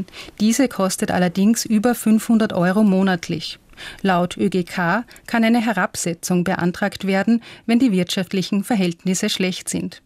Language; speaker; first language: German; native; German